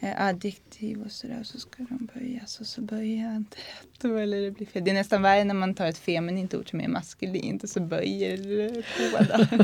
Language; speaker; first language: Swedish; native; Swedish